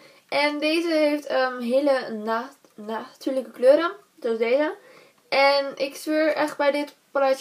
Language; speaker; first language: Dutch; native; Dutch